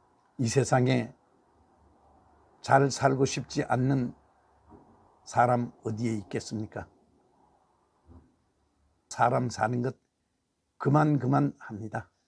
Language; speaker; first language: Korean; native; Korean